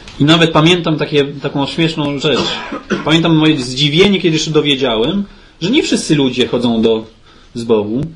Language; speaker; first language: Polish; early bilingual, heritage; Polish